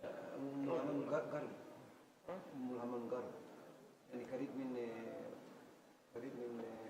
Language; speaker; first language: Arabic; non-native, learner; Indonesian